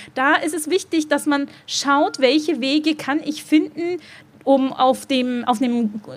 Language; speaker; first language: German; native; German